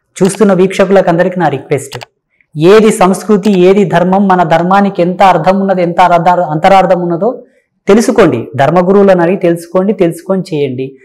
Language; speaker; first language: Telugu; native; Telugu